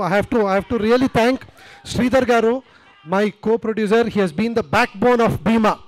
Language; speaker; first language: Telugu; non-native, learner; Kannada